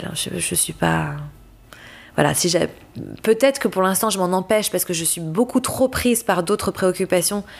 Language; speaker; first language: French; native; French